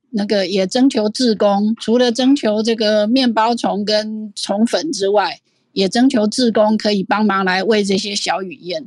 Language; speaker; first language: Chinese; non-native, local second language; Min Nan Chinese